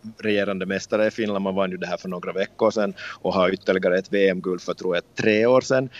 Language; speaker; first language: Swedish; native; Swedish